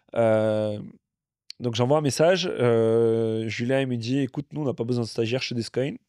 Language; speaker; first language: French; non-native, fluent; Russian